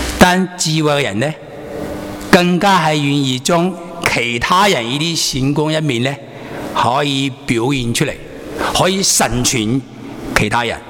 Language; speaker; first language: Chinese; non-native, local second language; Cantonese